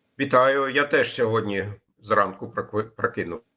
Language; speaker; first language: Ukrainian; non-native, fluent; German